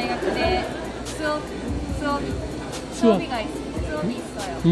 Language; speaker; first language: Korean; non-native, learner; Japanese